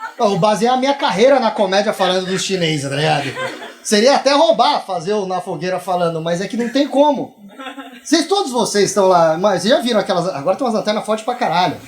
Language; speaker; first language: Portuguese; native; Portuguese